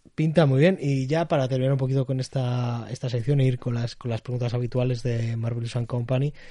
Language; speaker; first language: Spanish; native; Spanish